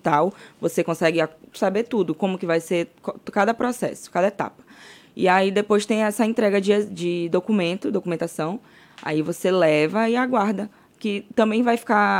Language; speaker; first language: Portuguese; native; Portuguese